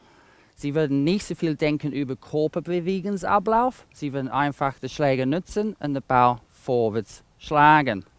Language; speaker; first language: German; non-native, fluent; English